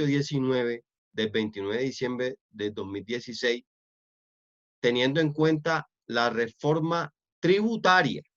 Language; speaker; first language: Spanish; native; Spanish